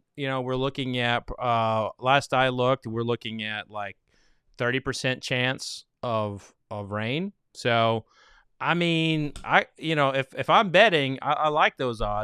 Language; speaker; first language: English; native; English